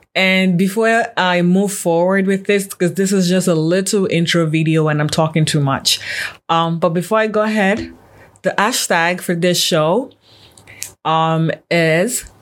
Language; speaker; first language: English; non-native, local second language; Yoruba